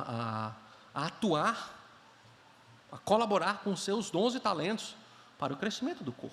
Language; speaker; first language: Portuguese; native; Portuguese